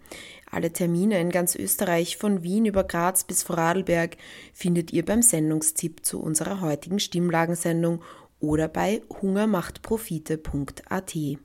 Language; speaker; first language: German; native; German